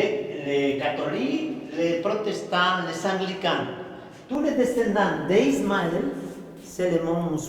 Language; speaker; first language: French; non-native, fluent; Spanish